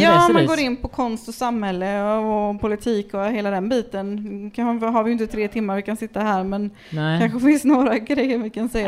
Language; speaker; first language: Swedish; native; Swedish